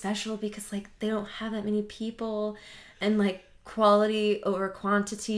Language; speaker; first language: English; native; English